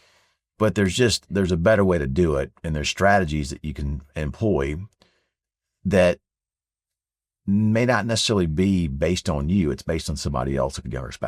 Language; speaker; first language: English; native; English